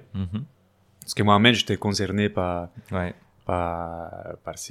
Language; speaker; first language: French; non-native, fluent; Spanish